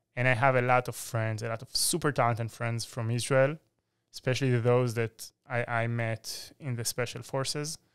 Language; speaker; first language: English; non-native, fluent; Hebrew